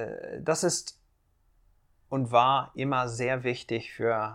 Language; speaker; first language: German; non-native, fluent; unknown